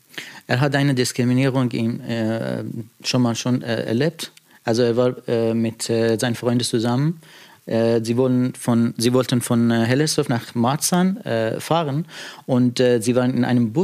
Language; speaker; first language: German; non-native, fluent; Persian